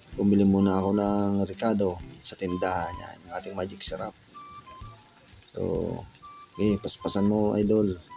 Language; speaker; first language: Filipino; non-native, local second language; Bikol